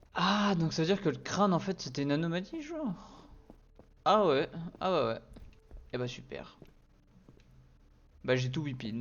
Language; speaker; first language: French; native; French